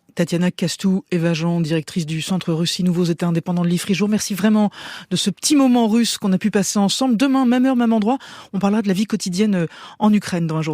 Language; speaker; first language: French; native; French